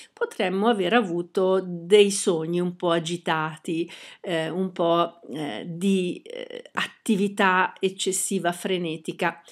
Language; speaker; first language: Italian; native; Italian